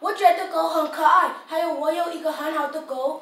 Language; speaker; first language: Chinese; non-native, learner; English